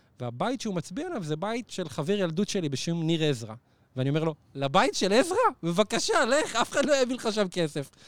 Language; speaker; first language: Hebrew; native; Hebrew